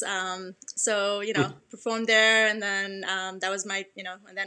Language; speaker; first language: English; early bilingual, other home language; Persian